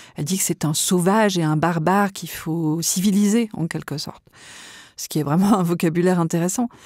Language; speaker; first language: French; native; French